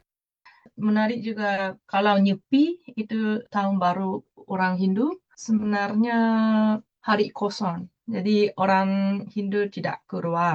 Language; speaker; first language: Indonesian; non-native, fluent; Japanese